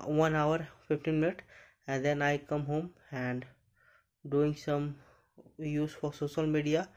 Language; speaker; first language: English; non-native, learner; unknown